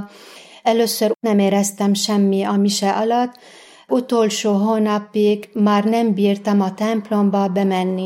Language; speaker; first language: Hungarian; non-native, learner; Arabic